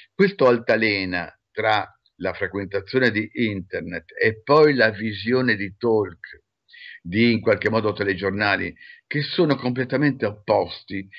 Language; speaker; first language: Italian; native; Italian